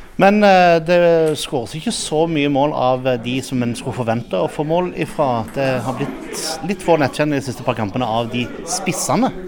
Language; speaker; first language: Norwegian; native; Norwegian